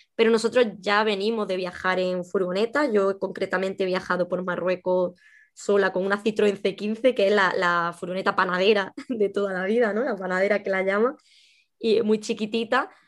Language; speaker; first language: Spanish; native; Spanish